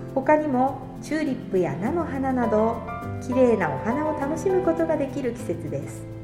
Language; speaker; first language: Japanese; native; Japanese